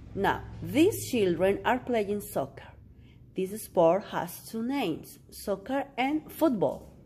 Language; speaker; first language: English; non-native, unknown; Spanish